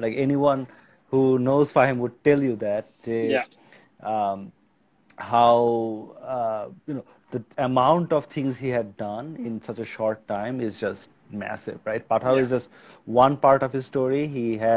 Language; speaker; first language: English; non-native, local second language; Bangla